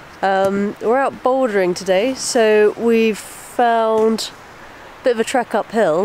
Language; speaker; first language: English; native; English